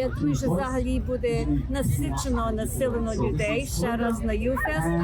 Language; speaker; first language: Ukrainian; early bilingual, heritage; Ukrainian